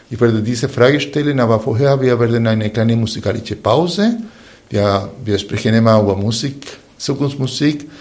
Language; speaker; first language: German; non-native, fluent; Spanish